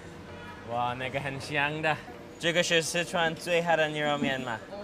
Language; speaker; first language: Chinese; non-native, learner; English